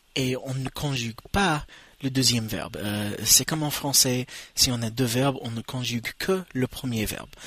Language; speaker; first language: French; non-native, fluent; English